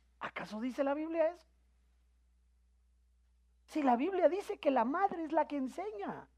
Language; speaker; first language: Spanish; native; Spanish